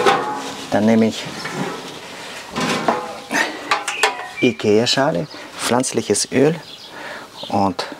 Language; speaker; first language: German; non-native, learner; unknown